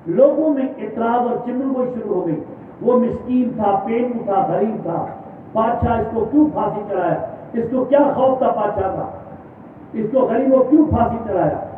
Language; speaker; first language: Urdu; non-native, local second language; Sindhi